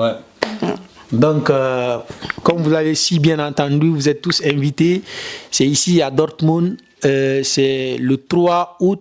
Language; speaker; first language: French; non-native, local second language; Fula